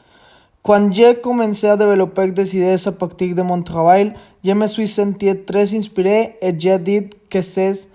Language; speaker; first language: French; non-native, learner; Spanish